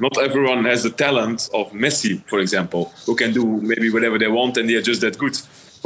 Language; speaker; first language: English; non-native, fluent; Dutch